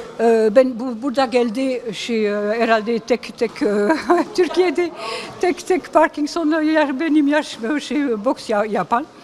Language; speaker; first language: Turkish; early bilingual, heritage; Turkish